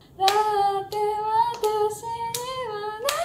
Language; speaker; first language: Japanese; native; Japanese